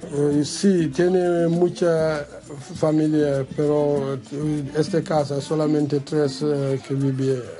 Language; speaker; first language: Spanish; non-native, learner; Wolof